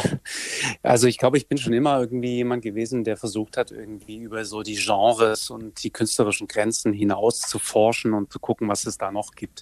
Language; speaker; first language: German; native; German